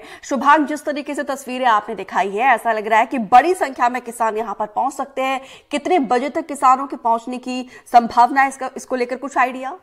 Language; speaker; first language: Hindi; native; Hindi